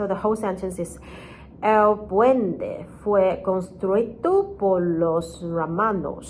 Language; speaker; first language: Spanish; non-native, fluent; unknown